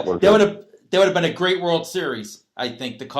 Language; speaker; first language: English; native; English